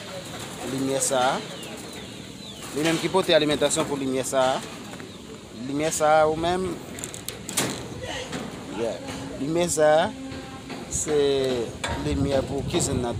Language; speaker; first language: French; non-native, learner; Haitian Creole